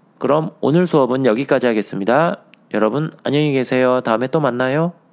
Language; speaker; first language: Korean; native; Korean